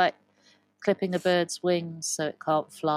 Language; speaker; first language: English; native; English